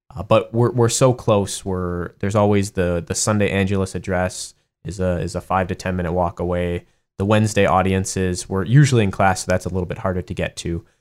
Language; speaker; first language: English; native; English